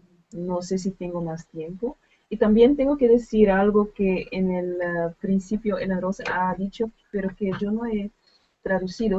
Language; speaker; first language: Spanish; non-native, learner; Dutch